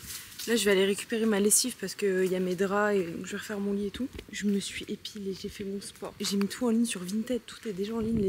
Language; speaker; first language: French; native; French